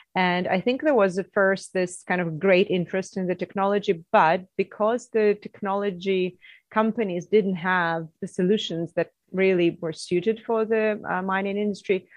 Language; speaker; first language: English; non-native, fluent; Russian